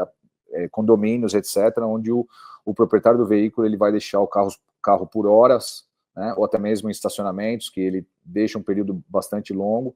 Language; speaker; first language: Portuguese; native; Portuguese